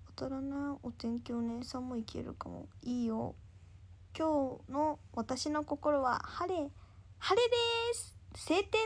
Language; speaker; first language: Japanese; native; Japanese